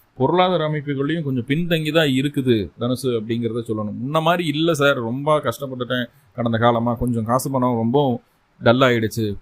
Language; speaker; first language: Tamil; native; Tamil